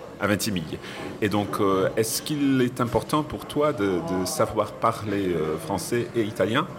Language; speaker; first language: French; non-native, fluent; English